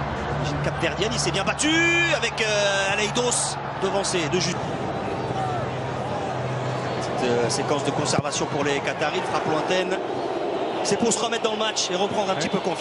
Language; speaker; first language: French; native; French